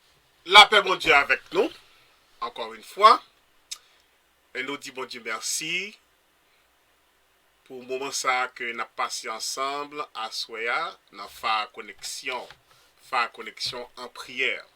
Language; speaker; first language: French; non-native, local second language; Haitian Creole